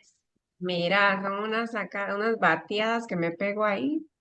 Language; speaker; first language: Spanish; native; Spanish